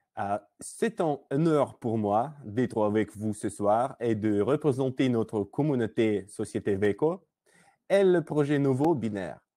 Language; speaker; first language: French; non-native, learner; Russian